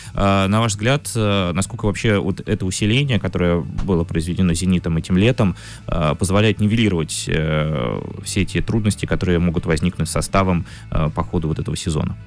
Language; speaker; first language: Russian; native; Russian